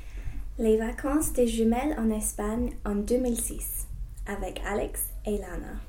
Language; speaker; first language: French; non-native, learner; English